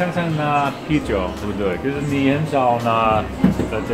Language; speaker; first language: Chinese; non-native, fluent; German